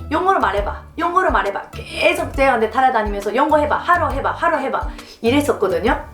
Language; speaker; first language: Korean; non-native, fluent; Japanese